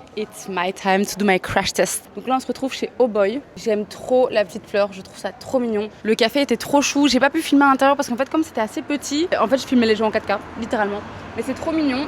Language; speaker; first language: French; native; French